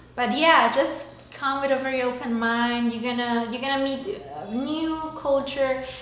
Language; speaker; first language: English; non-native, fluent; Spanish